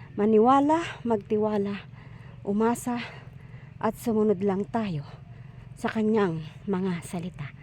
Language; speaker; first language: Filipino; non-native, local second language; Iloko